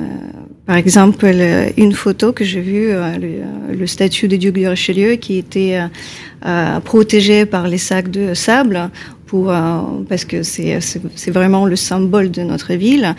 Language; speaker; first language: French; non-native, fluent; Russian